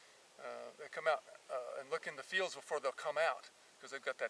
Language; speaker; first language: English; native; English